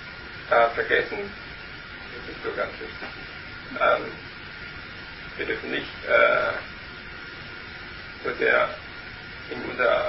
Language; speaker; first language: German; non-native, learner; Vietnamese